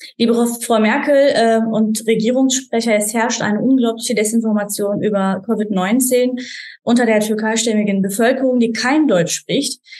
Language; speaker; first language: German; non-native, fluent; Turkish